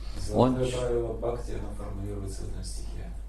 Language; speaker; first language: Russian; native; Russian